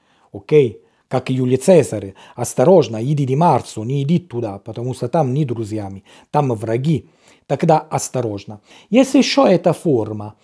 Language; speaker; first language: Russian; non-native, learner; Italian